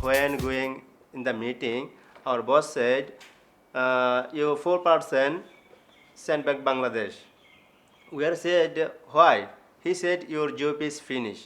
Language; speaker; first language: English; non-native, learner; Bangla